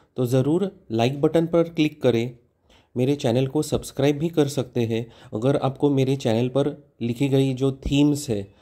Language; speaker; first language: Hindi; non-native, local second language; Marathi